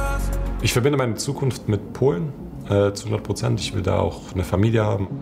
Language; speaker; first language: German; non-native, fluent; Polish